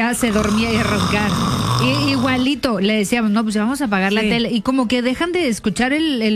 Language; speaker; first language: Spanish; native; Spanish